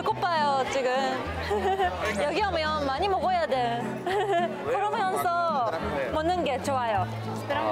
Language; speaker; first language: Korean; non-native, learner; Japanese